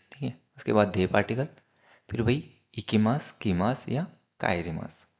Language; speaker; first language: Hindi; native; Hindi